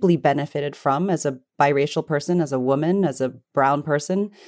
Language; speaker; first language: English; early bilingual, other home language; Hindi